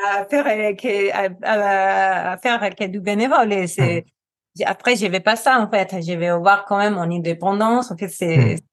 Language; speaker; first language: French; non-native, fluent; Spanish